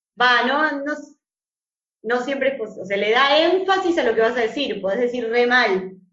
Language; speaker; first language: Spanish; native; Spanish